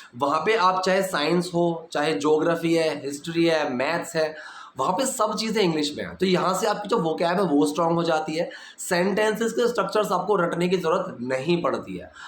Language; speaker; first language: Hindi; native; Hindi